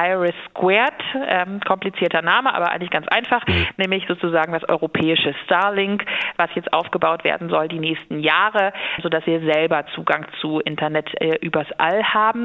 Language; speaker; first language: German; native; German